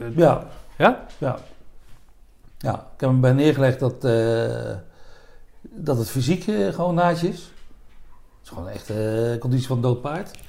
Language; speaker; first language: Dutch; native; Dutch